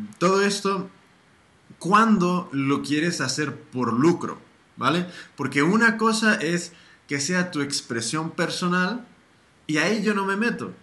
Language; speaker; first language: Spanish; early bilingual, heritage; Spanish